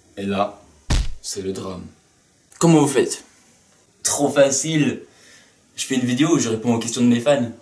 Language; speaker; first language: French; native; French